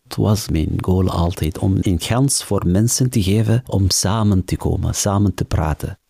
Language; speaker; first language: Dutch; non-native, fluent; Arabic